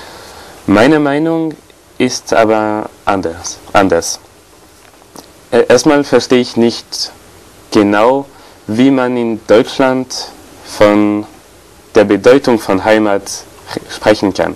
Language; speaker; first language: German; non-native, fluent; French